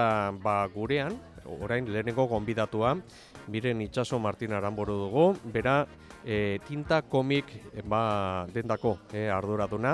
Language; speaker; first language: Basque; native; Basque